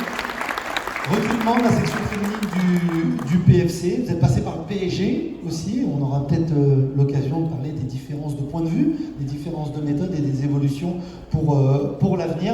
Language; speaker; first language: French; native; French